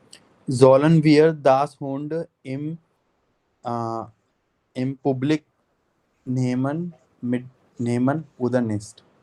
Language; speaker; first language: German; non-native, fluent; Hindi